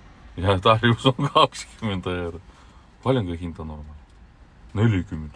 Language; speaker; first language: Finnish; non-native, learner; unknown